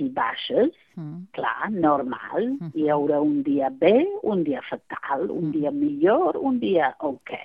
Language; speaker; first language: Catalan; non-native, fluent; English